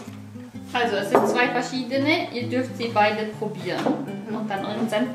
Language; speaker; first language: German; native; German